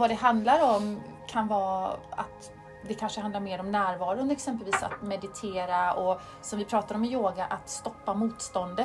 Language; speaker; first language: Swedish; native; Swedish